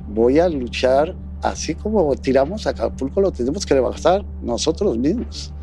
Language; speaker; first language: Spanish; native; Spanish